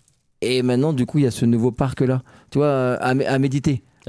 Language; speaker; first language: French; native; French